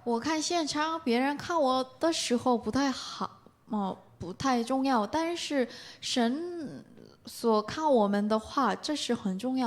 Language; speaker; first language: Chinese; non-native, learner; Korean